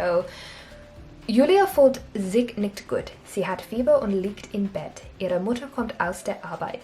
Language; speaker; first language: German; non-native, learner; English